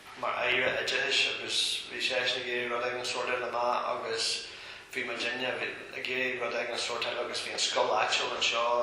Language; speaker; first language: Irish; non-native, local second language; English